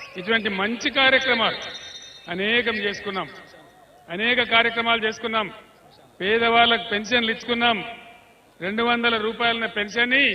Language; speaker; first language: Telugu; native; Telugu